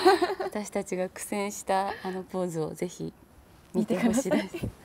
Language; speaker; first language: Japanese; native; Japanese